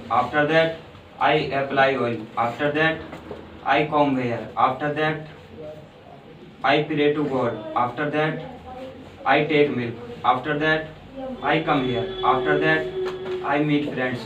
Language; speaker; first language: English; non-native, learner; Hindi